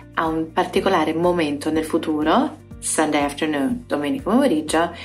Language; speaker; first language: Italian; native; Italian